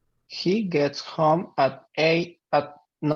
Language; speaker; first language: English; non-native, learner; Spanish